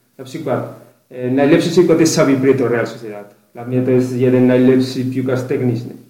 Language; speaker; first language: Polish; non-native, learner; Spanish